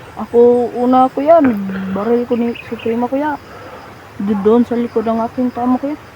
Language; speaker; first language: Filipino; non-native, local second language; Cebuano